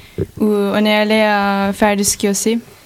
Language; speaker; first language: French; non-native, fluent; Turkish